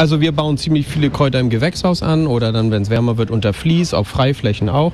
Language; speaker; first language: German; native; German